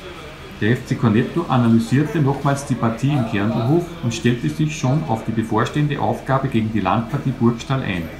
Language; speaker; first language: German; native; German